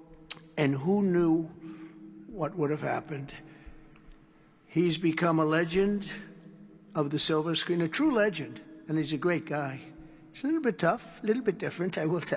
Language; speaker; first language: English; native; English